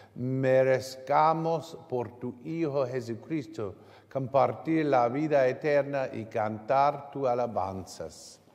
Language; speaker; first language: Spanish; non-native, learner; English